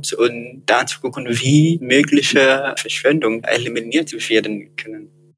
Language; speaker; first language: German; non-native, fluent; Yoruba